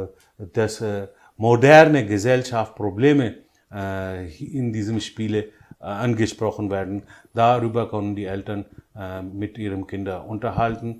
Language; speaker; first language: German; non-native, learner; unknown